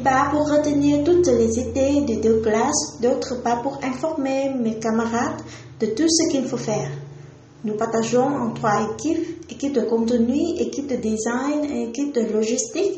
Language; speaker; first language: French; non-native, fluent; Vietnamese